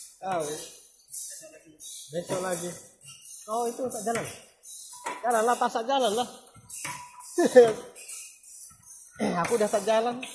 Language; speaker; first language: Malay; non-native, local second language; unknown